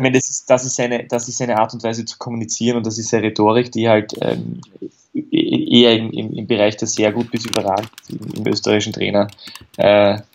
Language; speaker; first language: German; native; German